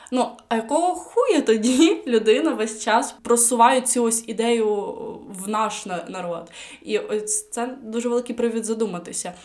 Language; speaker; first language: Ukrainian; non-native, local second language; Russian